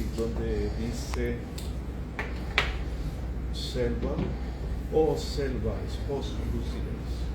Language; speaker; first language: Portuguese; non-native, fluent; Spanish